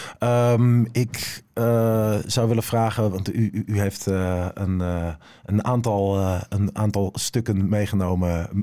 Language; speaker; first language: Dutch; native; Dutch